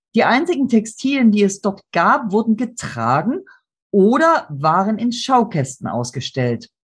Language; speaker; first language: German; native; German